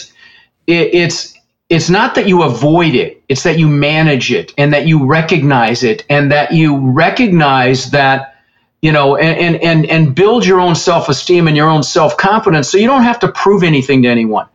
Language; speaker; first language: English; early bilingual, other home language; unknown